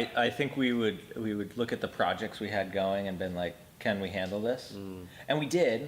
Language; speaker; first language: English; native; English